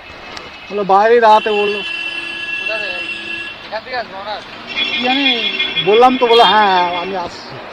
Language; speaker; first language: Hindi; non-native, local second language; Bangla